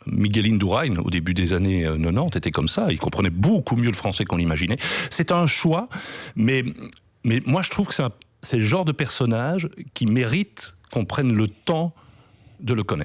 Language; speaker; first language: French; native; French